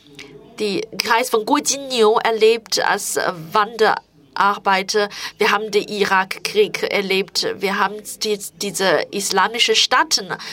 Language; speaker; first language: German; non-native, fluent; Chinese